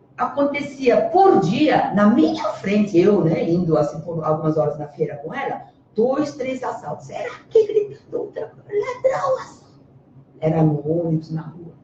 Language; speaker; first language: Portuguese; early bilingual, other home language; Korean